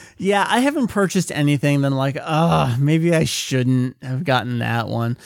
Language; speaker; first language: English; native; English